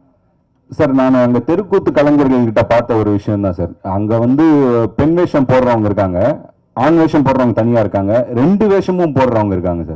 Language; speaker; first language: Tamil; native; Tamil